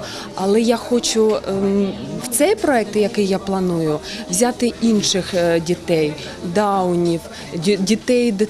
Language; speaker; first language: Ukrainian; non-native, local second language; Russian